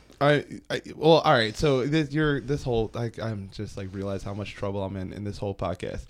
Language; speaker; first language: English; native; English